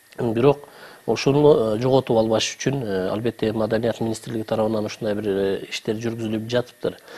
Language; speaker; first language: Kyrgyz; native; Kyrgyz